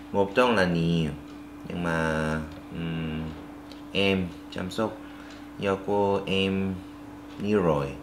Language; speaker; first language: Vietnamese; non-native, learner; Korean